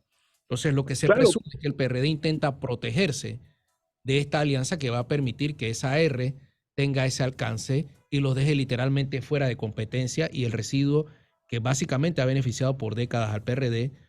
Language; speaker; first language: Spanish; native; Spanish